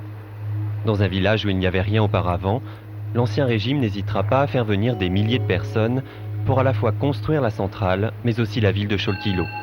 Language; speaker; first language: French; native; French